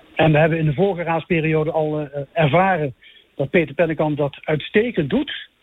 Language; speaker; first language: Dutch; native; Dutch